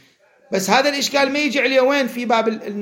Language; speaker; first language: Arabic; native; Arabic